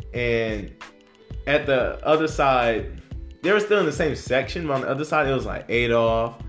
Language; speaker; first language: English; native; English